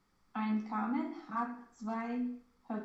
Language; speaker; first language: German; non-native, learner; Romanian